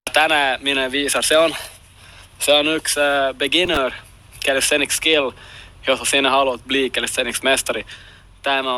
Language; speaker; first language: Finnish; non-native, local second language; Swedish